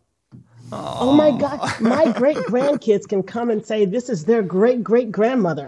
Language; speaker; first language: English; native; English